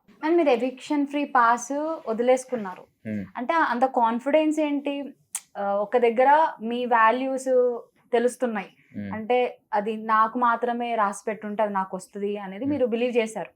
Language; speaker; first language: Telugu; native; Telugu